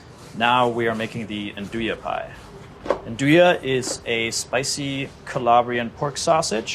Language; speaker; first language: English; native; English